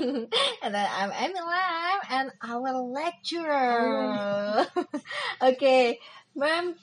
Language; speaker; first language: English; non-native, learner; Indonesian